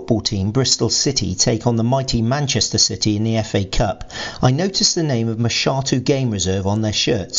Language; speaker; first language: English; native; English